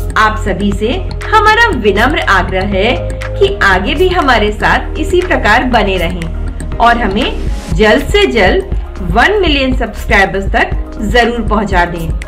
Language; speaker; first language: Hindi; native; Hindi